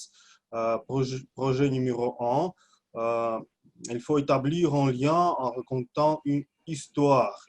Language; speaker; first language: French; non-native, fluent; Russian